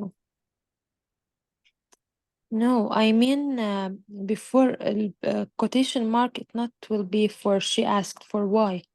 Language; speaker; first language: English; non-native, learner; Arabic